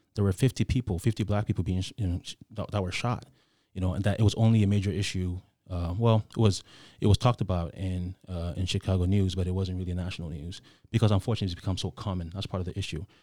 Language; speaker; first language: English; non-native, local second language; Akan